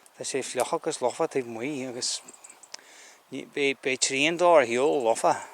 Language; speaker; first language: Irish; native; Irish